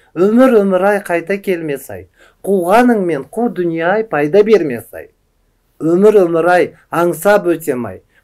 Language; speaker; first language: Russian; non-native, local second language; Uzbek